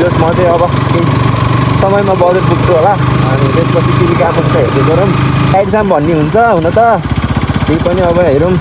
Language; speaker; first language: Nepali; native; Nepali